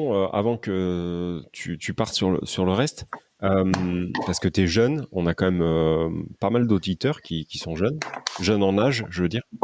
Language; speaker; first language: French; native; French